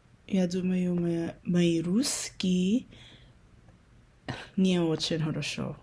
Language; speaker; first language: Russian; non-native, learner; Min Nan Chinese